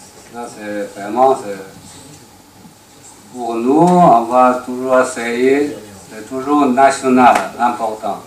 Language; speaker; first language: French; non-native, learner; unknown